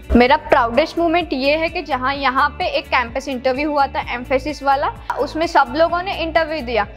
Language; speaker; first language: Hindi; non-native, local second language; Urdu